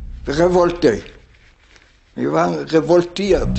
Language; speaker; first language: German; non-native, fluent; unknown